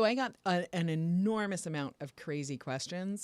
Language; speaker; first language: English; native; English